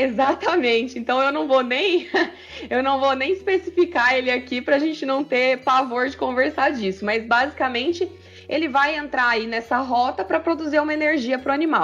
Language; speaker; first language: Portuguese; native; Portuguese